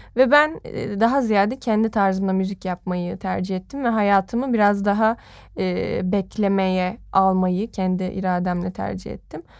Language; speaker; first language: Turkish; native; Turkish